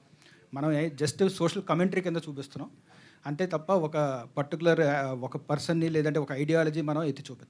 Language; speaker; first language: Telugu; native; Telugu